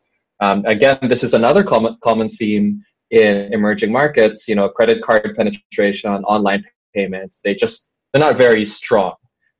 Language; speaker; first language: English; non-native, local second language; Filipino